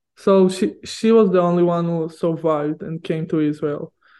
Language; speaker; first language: English; non-native, fluent; Hebrew